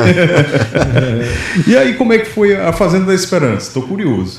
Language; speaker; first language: Portuguese; native; Portuguese